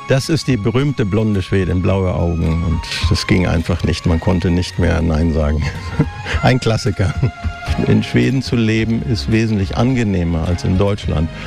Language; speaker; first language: German; native; German